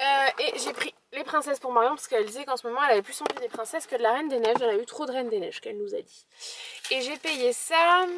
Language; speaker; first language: French; native; French